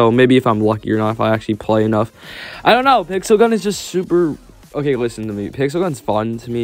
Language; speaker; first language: English; native; English